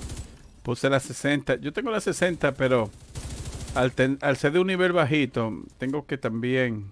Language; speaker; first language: Spanish; native; Spanish